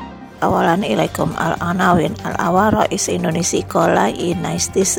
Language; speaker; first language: Arabic; non-native, fluent; Indonesian